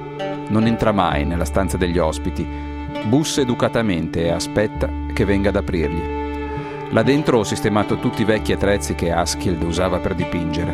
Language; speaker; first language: Italian; native; Italian